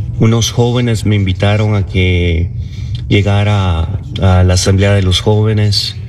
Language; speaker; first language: Spanish; early bilingual, other home language; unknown